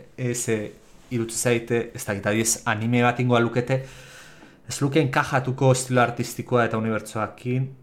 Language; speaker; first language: Basque; native; Basque